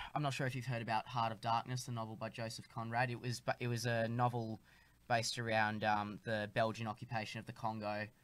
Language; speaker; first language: English; native; English